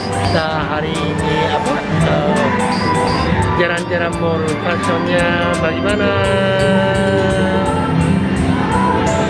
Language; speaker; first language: Indonesian; non-native, learner; Japanese